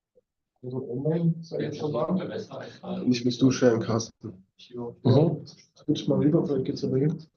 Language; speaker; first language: German; native; German